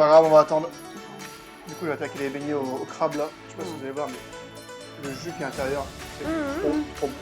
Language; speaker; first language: French; native; French